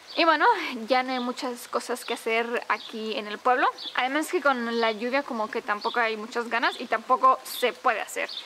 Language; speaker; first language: Spanish; non-native, fluent; Romanian